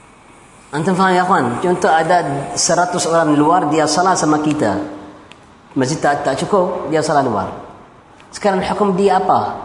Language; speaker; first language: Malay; non-native, fluent; Arabic